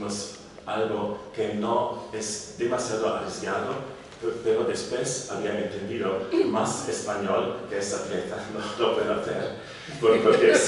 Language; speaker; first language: Spanish; non-native, learner; German